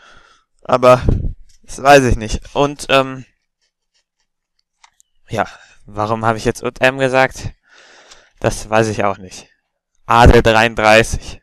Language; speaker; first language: German; native; German